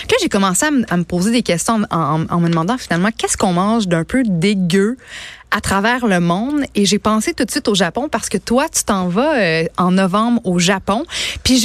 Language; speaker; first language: French; native; French